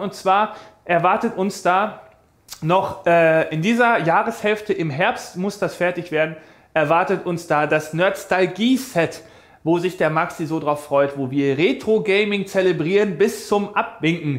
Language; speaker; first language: German; native; German